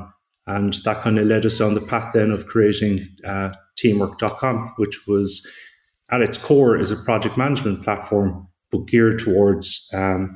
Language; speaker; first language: English; native; English